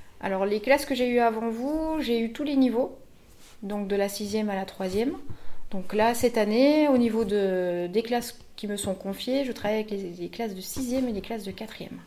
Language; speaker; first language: French; native; French